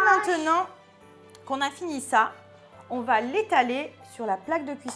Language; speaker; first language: French; native; French